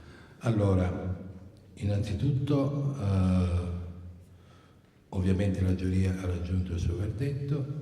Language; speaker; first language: Italian; native; Italian